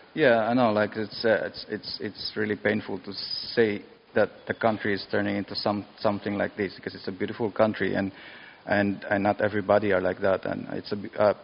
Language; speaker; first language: English; non-native, local second language; Cebuano